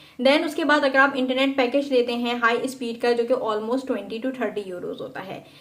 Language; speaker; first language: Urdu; native; Urdu